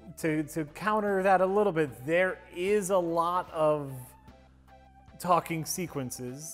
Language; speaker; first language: English; native; English